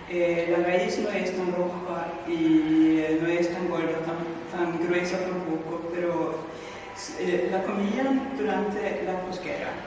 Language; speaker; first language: Spanish; non-native, fluent; Swedish